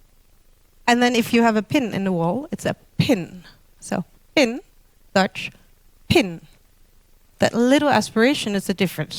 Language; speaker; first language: English; non-native, fluent; Dutch